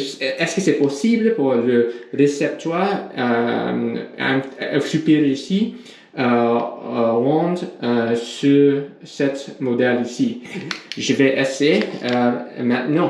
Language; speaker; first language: French; non-native, learner; English